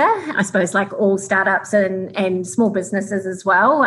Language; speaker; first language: English; native; English